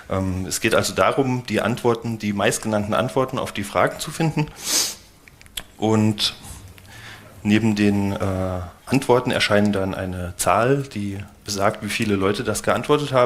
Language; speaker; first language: German; native; German